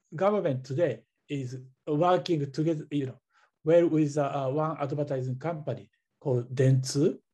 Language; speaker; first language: English; non-native, fluent; Japanese